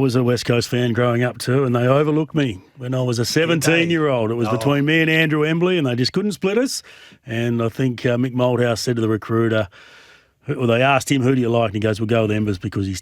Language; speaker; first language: English; native; English